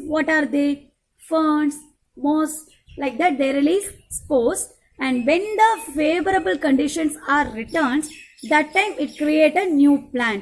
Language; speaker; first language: English; non-native, local second language; Tamil